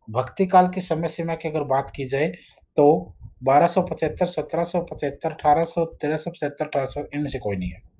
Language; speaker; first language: Hindi; native; Hindi